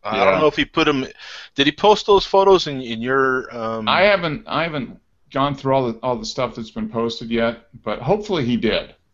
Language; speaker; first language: English; native; English